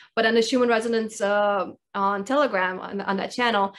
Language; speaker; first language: English; early bilingual, other home language; Russian